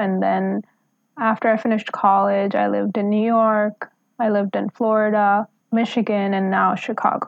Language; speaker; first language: English; non-native, local second language; Hindi